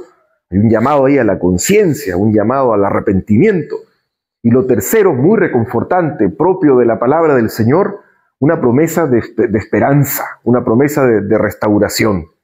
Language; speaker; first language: Spanish; native; Spanish